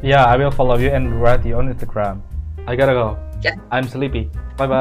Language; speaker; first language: English; non-native, fluent; Indonesian